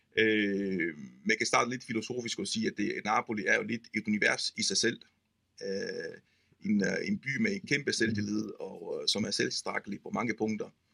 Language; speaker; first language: Danish; non-native, fluent; Italian